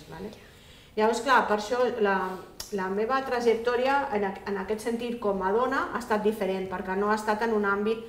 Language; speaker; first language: Catalan; non-native, local second language; Spanish